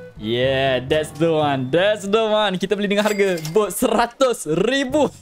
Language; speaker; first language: English; non-native, local second language; Malay